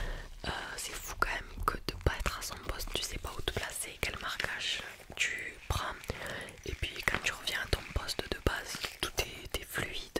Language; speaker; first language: French; native; French